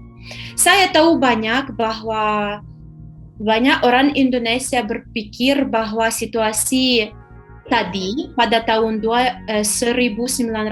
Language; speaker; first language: Indonesian; non-native, fluent; Ukrainian